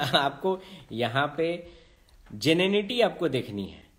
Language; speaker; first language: Hindi; native; Hindi